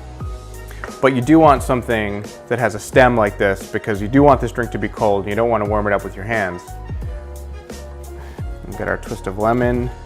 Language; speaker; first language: English; native; English